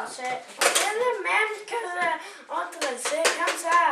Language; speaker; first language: French; non-native, learner; English